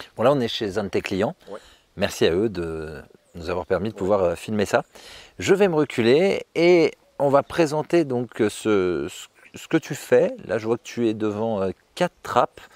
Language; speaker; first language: French; native; French